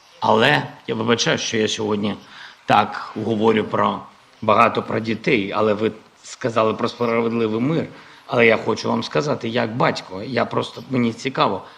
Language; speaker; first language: Ukrainian; non-native, local second language; Russian